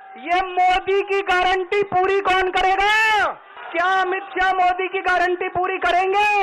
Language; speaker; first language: Hindi; native; Hindi